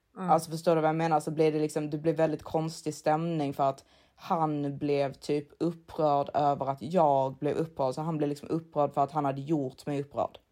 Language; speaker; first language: Swedish; native; Swedish